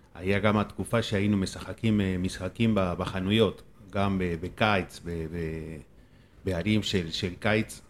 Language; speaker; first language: Hebrew; non-native, fluent; Spanish